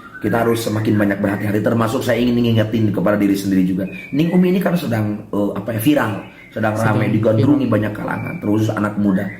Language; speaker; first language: Indonesian; non-native, local second language; Sundanese